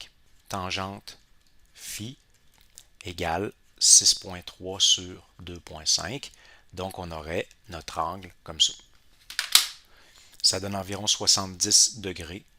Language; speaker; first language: French; native; French